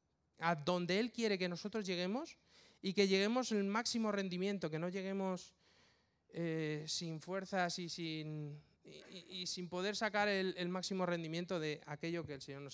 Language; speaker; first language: Spanish; native; Spanish